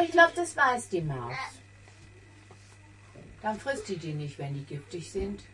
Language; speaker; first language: German; native; German